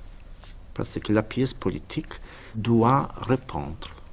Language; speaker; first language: French; non-native, fluent; Polish